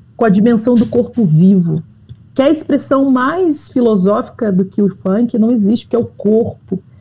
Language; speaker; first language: Portuguese; native; Portuguese